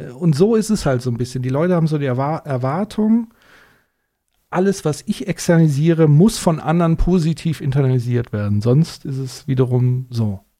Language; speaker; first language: German; native; German